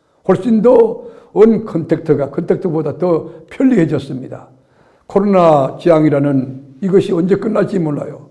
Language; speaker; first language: Korean; native; Korean